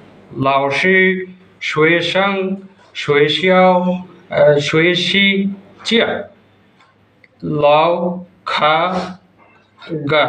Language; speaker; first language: Chinese; non-native, learner; Bangla